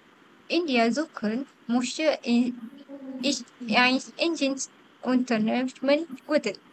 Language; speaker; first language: German; non-native, learner; Malay